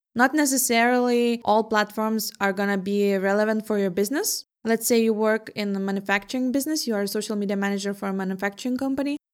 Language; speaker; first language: English; non-native, fluent; Lithuanian